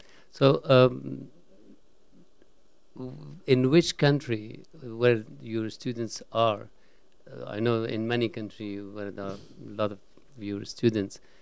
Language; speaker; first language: English; non-native, fluent; Persian